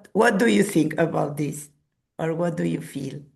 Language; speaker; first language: English; non-native, fluent; Spanish